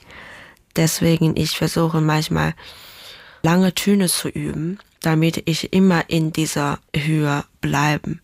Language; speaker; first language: German; non-native, learner; Chinese